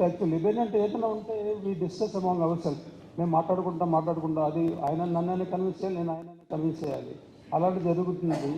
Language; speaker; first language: Telugu; native; Telugu